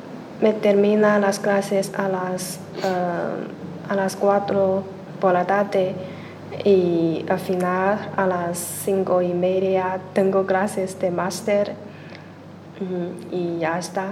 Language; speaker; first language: Spanish; non-native, learner; Chinese